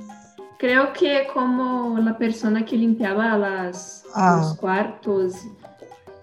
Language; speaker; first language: Spanish; non-native, learner; Portuguese